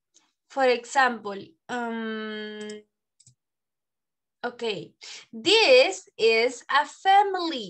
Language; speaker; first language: English; non-native, learner; Spanish